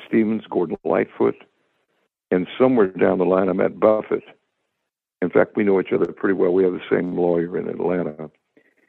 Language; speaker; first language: English; native; English